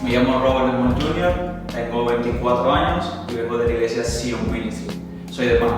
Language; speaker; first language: Spanish; native; Spanish